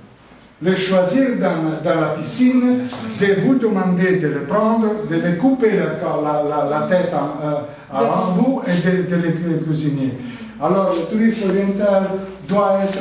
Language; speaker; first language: French; non-native, learner; Italian